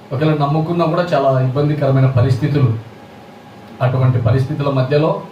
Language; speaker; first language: Telugu; non-native, local second language; Lambadi